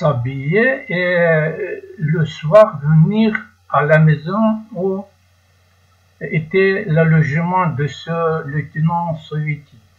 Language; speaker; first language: French; non-native, learner; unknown